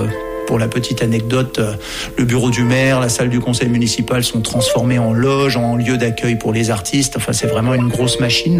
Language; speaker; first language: French; native; French